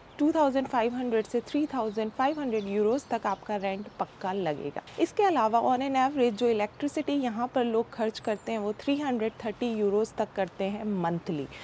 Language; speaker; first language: Hindi; native; Hindi